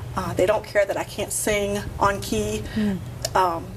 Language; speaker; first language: English; native; English